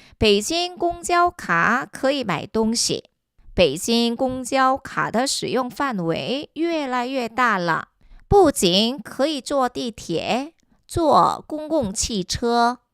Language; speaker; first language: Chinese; non-native, fluent; Korean